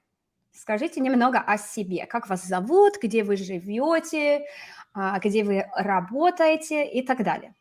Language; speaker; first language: Russian; non-native, fluent; English